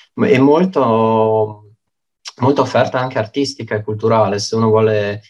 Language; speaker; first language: Italian; native; Italian